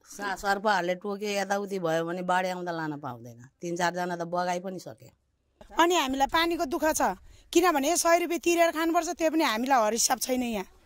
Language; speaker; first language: Nepali; non-native, local second language; Maithili